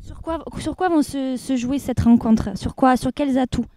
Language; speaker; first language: French; native; French